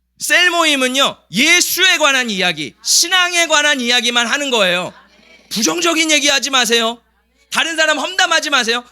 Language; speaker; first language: Korean; early bilingual, heritage; Korean